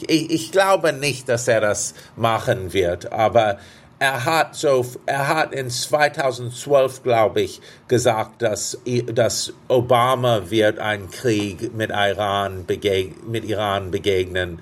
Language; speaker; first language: German; non-native, fluent; English